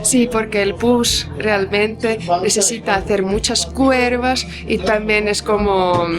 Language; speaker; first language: Spanish; non-native, fluent; Portuguese